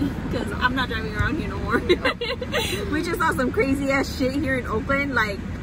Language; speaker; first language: English; early bilingual, other home language; Spanish